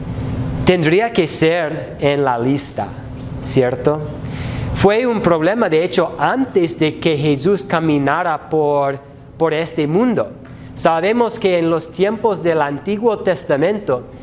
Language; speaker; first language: Spanish; non-native, fluent; English